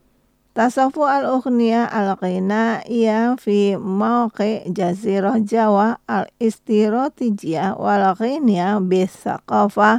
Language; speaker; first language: Arabic; non-native, fluent; Indonesian